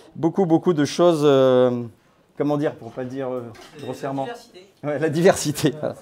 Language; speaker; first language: French; native; French